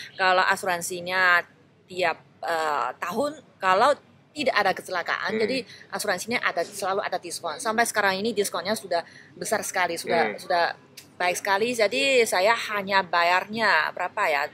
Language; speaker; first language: Indonesian; non-native, fluent; Chinese